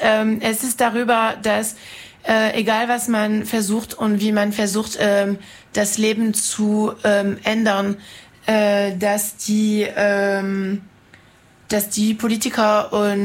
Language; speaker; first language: German; non-native, fluent; French